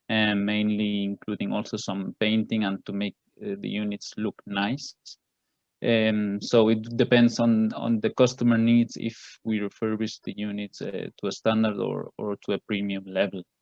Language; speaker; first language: English; non-native, fluent; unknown